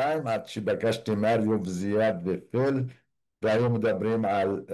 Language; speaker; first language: Hebrew; non-native, local second language; Arabic